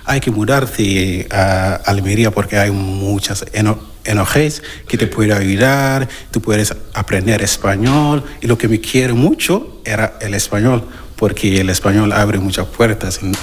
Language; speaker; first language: Spanish; non-native, learner; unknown